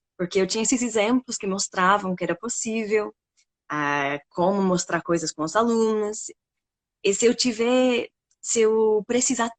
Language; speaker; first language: Portuguese; non-native, fluent; English